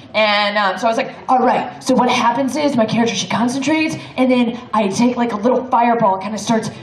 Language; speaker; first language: English; native; English